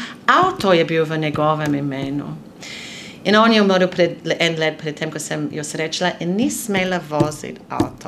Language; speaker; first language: Slovenian; non-native, fluent; English